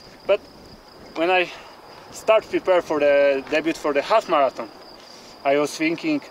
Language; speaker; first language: English; non-native, learner; Polish